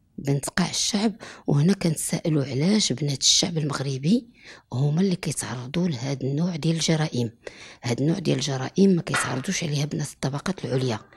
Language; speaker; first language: Arabic; native; Arabic